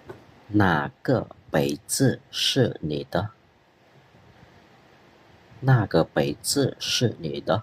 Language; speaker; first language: Chinese; non-native, fluent; Khmer